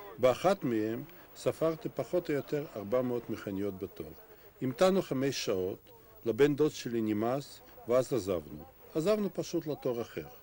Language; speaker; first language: Hebrew; non-native, fluent; Russian